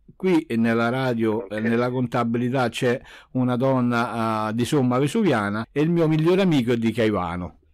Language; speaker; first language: Italian; native; Italian